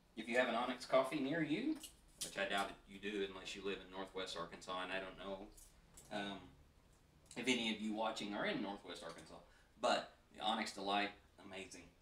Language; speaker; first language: English; native; English